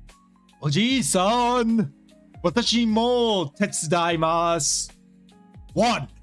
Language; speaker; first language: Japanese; non-native, learner; English